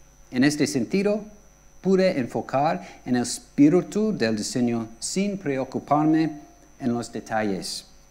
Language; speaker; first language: Spanish; non-native, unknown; English